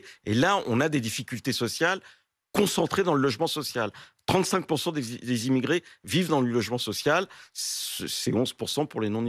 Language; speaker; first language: French; native; French